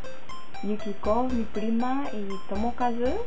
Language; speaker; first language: Spanish; non-native, learner; Japanese